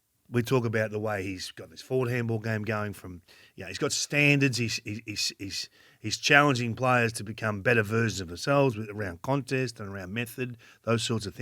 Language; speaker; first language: English; native; English